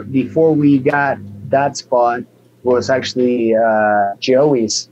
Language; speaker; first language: English; non-native, fluent; Spanish